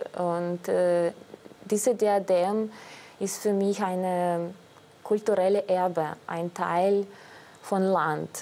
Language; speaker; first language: German; non-native, fluent; Russian